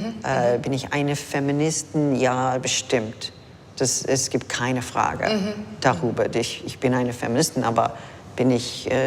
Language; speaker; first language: German; non-native, fluent; English